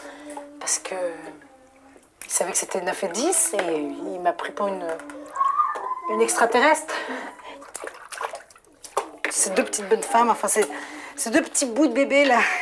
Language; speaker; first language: French; native; French